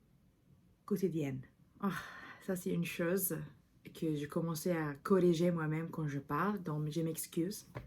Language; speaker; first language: French; non-native, fluent; English